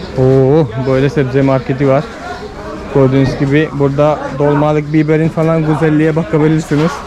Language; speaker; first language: Turkish; non-native, fluent; Malayalam